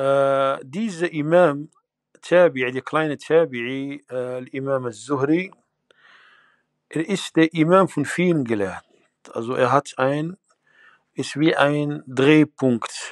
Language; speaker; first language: German; non-native, fluent; Arabic